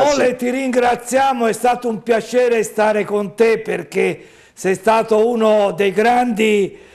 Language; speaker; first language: Italian; native; Italian